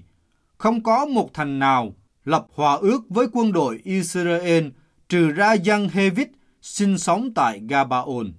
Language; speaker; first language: Vietnamese; native; Vietnamese